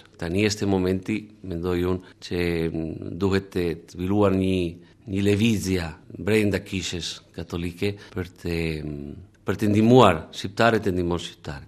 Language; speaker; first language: Albanian; non-native, learner; Spanish